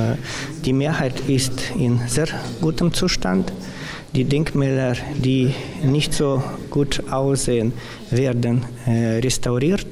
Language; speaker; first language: German; non-native, fluent; Russian